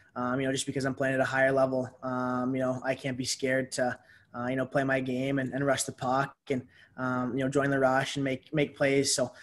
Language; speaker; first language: English; native; English